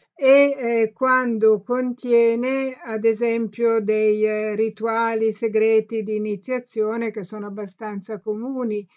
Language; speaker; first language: Italian; native; Italian